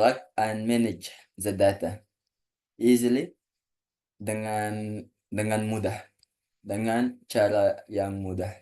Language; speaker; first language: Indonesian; non-native, learner; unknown